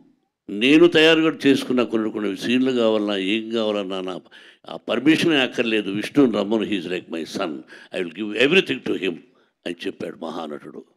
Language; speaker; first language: Telugu; native; Telugu